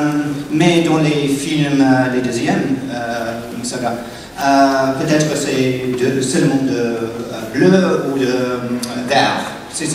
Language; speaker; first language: French; non-native, learner; English